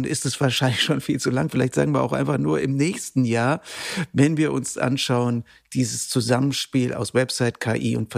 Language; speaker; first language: German; native; German